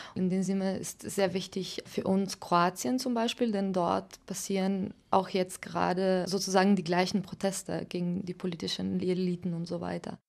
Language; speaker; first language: German; non-native, fluent; Slovenian